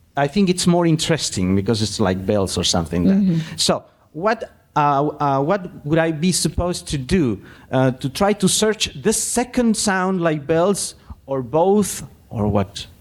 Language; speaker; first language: English; non-native, fluent; Spanish